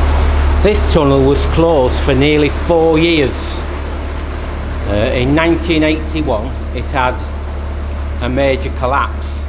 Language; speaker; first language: English; native; English